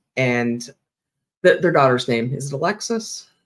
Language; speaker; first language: English; native; English